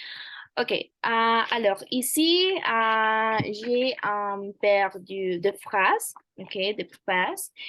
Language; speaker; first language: French; non-native, fluent; Spanish